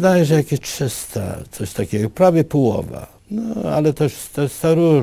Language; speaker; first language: Polish; early bilingual, other home language; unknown